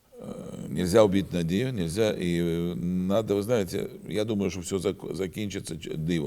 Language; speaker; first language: Ukrainian; non-native, learner; Russian